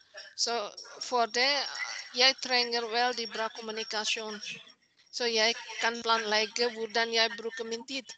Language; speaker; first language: Norwegian; non-native, learner; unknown